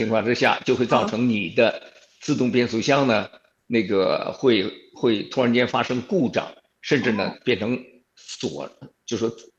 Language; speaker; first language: Chinese; native; Chinese